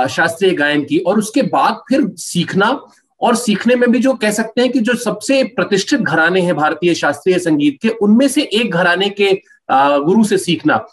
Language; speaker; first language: Hindi; native; Hindi